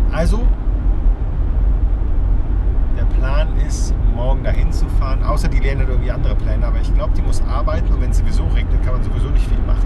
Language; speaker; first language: German; native; German